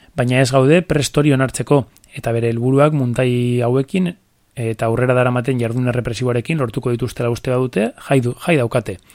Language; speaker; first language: Basque; native; Basque